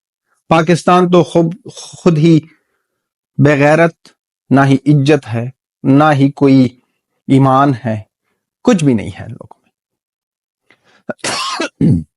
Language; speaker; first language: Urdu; non-native, fluent; Pashto